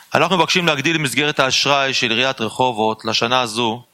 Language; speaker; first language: Hebrew; native; Hebrew